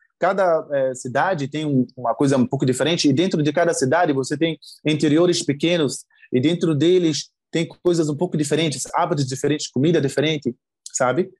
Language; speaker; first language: Portuguese; non-native, fluent; Arabic